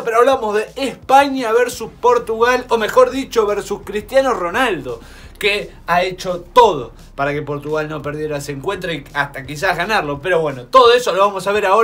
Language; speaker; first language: Spanish; native; Spanish